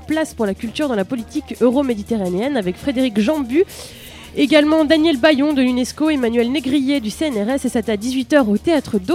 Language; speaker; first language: French; native; French